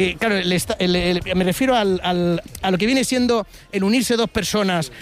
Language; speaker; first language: Spanish; native; Spanish